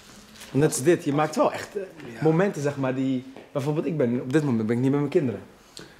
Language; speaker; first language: Dutch; native; Dutch